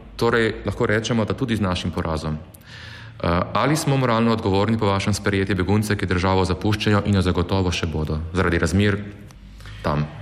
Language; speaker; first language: Slovenian; native; Slovenian